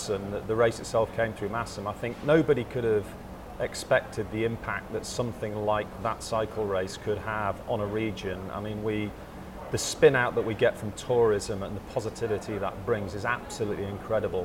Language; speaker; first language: English; native; English